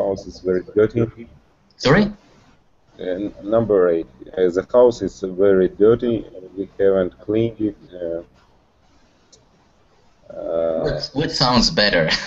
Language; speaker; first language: English; non-native, learner; Russian